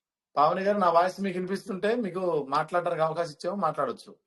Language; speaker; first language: Telugu; native; Telugu